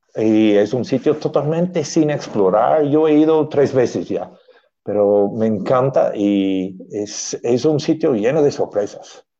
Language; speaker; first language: Spanish; non-native, fluent; English